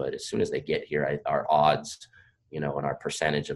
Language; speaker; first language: English; native; English